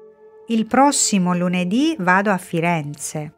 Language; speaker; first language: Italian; non-native, fluent; Persian